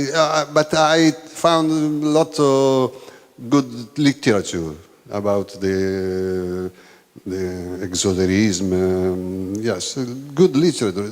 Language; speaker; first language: English; non-native, learner; Italian